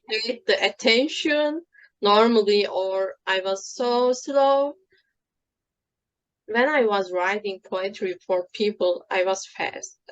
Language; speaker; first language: English; non-native, fluent; Turkish